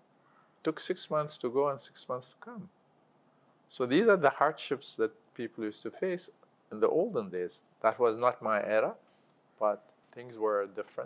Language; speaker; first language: English; non-native, local second language; Arabic